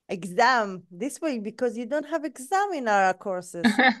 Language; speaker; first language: English; non-native, fluent; Hebrew